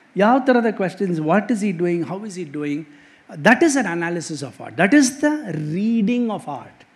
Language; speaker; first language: English; non-native, local second language; Kannada